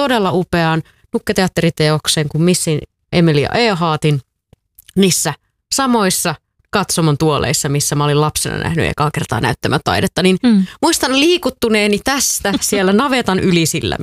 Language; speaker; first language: Finnish; native; Finnish